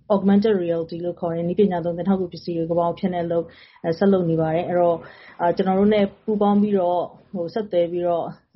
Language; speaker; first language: Burmese; native; Burmese